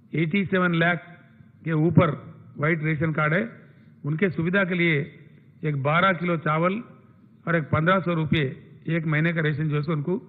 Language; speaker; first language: Hindi; non-native, local second language; Telugu